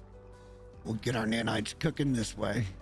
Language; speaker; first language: English; native; English